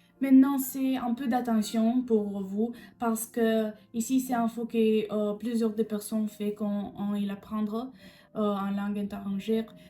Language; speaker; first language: French; non-native, learner; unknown